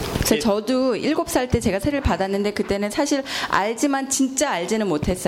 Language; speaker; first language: Korean; native; Korean